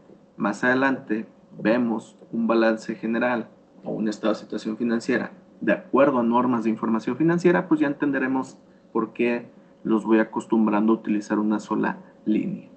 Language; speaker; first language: Spanish; native; Spanish